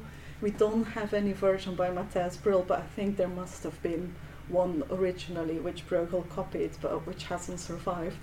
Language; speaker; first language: English; non-native, fluent; Dutch